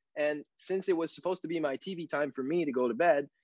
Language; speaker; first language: English; non-native, fluent; French